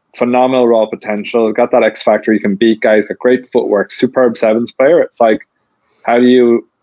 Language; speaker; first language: English; native; English